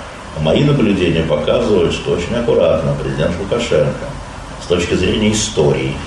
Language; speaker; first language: Russian; native; Russian